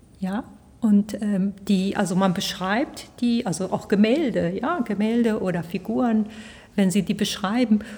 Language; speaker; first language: German; early bilingual, heritage; Spanish